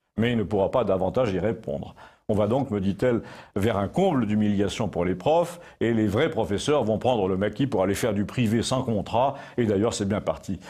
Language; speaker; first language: French; native; French